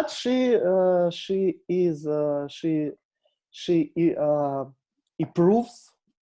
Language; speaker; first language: English; non-native, learner; Russian